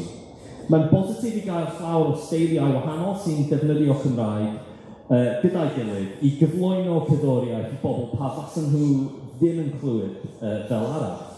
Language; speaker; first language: Welsh; non-native, fluent; English